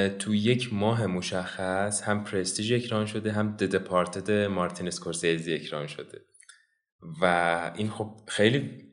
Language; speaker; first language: Persian; non-native, local second language; Azerbaijani